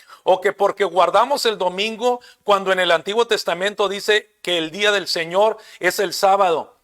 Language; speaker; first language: Spanish; native; Spanish